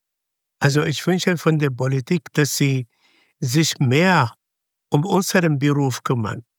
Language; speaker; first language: German; non-native, fluent; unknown